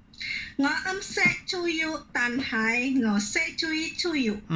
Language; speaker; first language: Cantonese; non-native, learner; Indonesian